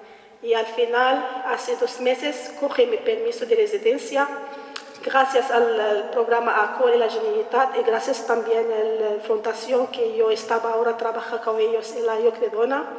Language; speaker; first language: Spanish; non-native, learner; Arabic